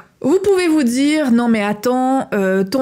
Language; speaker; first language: French; native; French